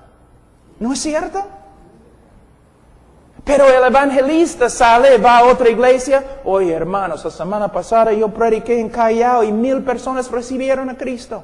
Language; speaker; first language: Spanish; non-native, fluent; English